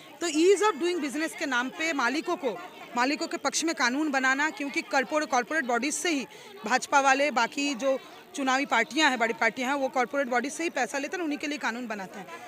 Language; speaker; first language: Hindi; non-native, local second language; Bangla